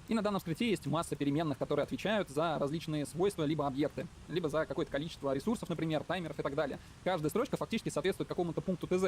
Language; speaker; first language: Russian; native; Russian